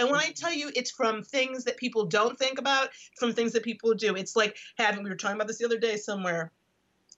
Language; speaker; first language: English; native; English